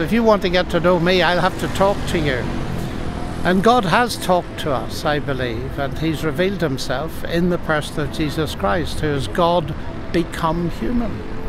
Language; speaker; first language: English; native; English